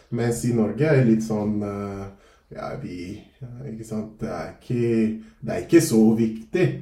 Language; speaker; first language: Norwegian; non-native, fluent; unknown